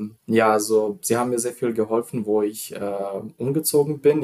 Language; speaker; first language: German; non-native, fluent; Serbian